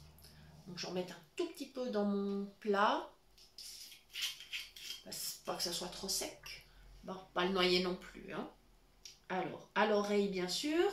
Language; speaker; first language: French; native; French